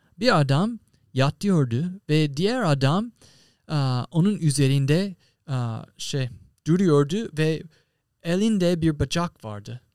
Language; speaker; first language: Turkish; non-native, fluent; English